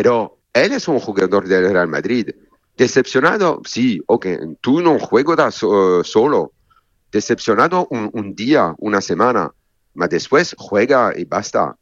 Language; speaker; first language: Spanish; non-native, learner; French